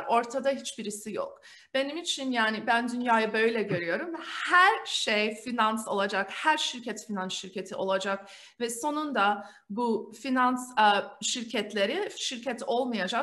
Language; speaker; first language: Turkish; early bilingual, heritage; Turkish